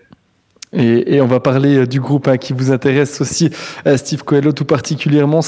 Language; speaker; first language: French; native; French